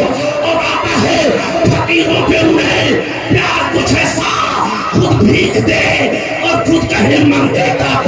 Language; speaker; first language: Hindi; native; Hindi